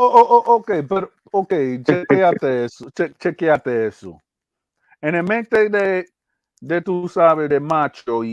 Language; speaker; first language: Spanish; early bilingual, heritage; English